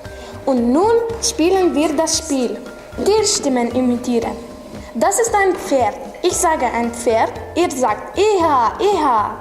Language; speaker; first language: German; non-native, learner; Lithuanian